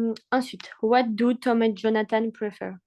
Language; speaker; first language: English; non-native, fluent; French